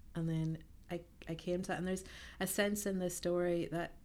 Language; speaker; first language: English; native; English